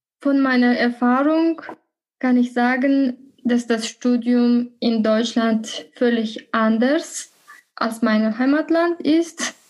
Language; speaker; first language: German; non-native, fluent; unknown